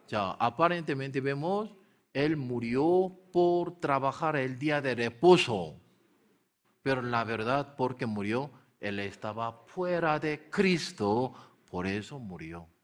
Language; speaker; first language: Spanish; non-native, learner; Korean